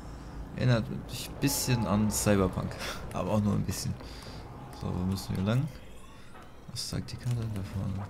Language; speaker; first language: German; native; German